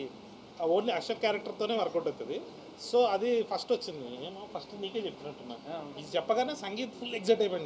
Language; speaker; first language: Telugu; native; Telugu